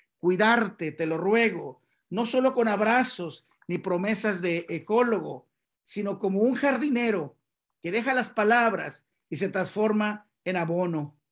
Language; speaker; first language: Spanish; native; Spanish